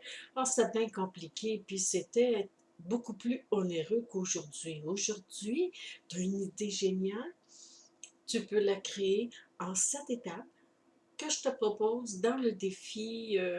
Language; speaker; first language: French; native; French